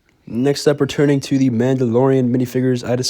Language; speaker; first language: English; native; English